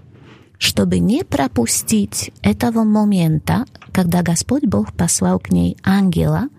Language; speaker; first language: Russian; non-native, fluent; Polish